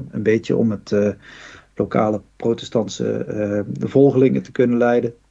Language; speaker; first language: Dutch; native; Dutch